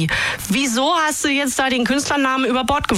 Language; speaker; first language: German; native; German